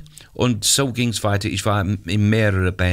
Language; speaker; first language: German; non-native, fluent; English